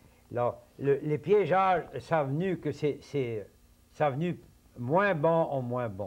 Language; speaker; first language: French; early bilingual, heritage; French